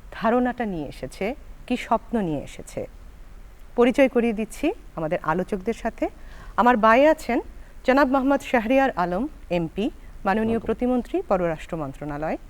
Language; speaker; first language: Bangla; native; Bangla